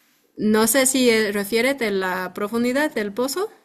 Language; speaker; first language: Spanish; non-native, fluent; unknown